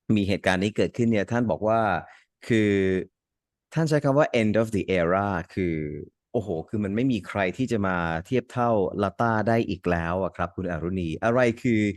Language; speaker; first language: Thai; early bilingual, other home language; Hindi